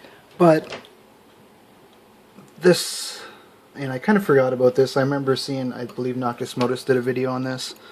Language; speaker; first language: English; native; English